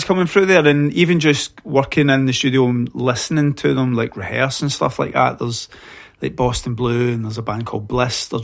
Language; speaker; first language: English; native; English